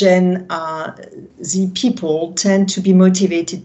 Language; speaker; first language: English; non-native, fluent; French